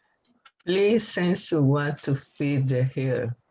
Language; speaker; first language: English; non-native, learner; Spanish